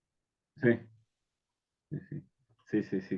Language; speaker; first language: Spanish; native; Spanish